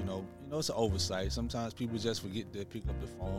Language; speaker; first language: English; native; English